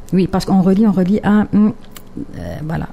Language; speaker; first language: French; non-native, local second language; Arabic